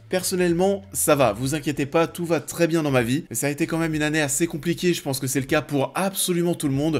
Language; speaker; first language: French; native; French